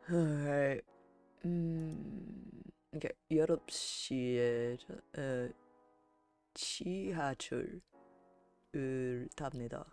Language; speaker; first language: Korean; non-native, learner; English